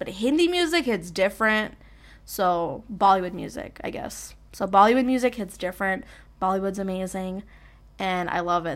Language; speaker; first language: English; native; English